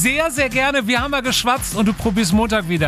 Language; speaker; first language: German; native; German